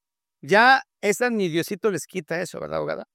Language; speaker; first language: Spanish; native; Spanish